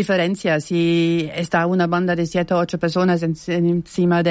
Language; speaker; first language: Spanish; non-native, fluent; German